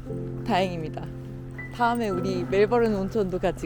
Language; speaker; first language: Korean; native; Korean